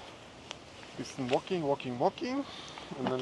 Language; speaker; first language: German; native; German